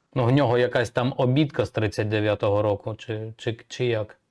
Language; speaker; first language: Ukrainian; non-native, local second language; Russian